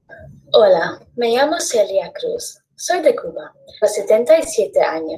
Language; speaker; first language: Spanish; non-native, learner; English